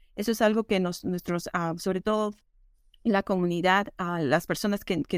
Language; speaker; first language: Spanish; native; Spanish